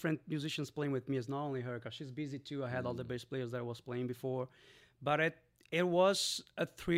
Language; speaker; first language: English; non-native, fluent; Portuguese